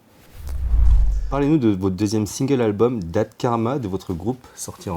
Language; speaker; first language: French; native; French